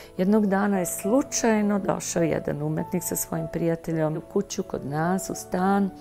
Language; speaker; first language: Serbian; native; Serbian